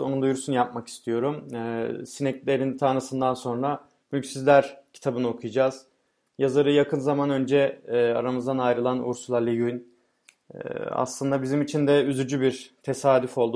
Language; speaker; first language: Turkish; native; Turkish